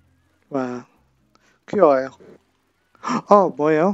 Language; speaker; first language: Korean; non-native, fluent; English